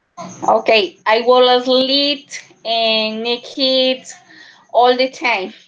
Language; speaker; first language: English; non-native, learner; Spanish